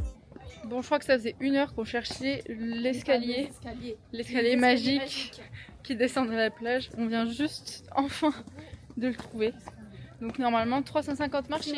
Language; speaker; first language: French; native; French